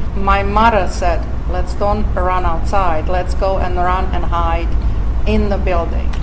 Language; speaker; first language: English; non-native, fluent; Slovak